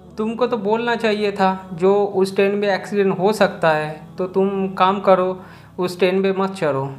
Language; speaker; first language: Hindi; non-native, local second language; Bangla